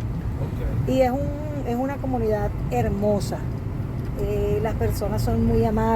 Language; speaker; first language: Spanish; native; Spanish